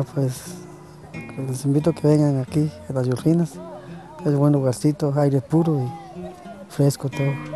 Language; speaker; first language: Spanish; native; Spanish